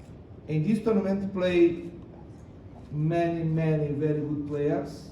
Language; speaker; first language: English; non-native, learner; Portuguese